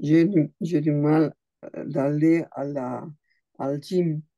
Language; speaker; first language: French; non-native, learner; Spanish